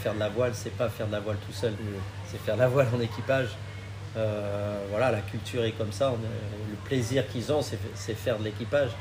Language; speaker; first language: French; native; French